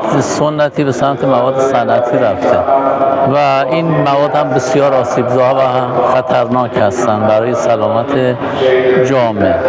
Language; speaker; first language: Persian; native; Persian